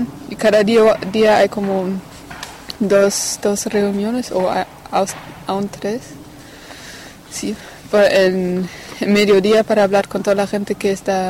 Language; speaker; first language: Spanish; non-native, fluent; French